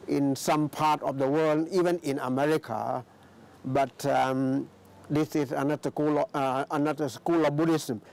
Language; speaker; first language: English; non-native, fluent; Thai